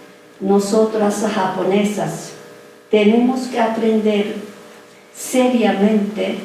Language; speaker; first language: Spanish; non-native, fluent; Japanese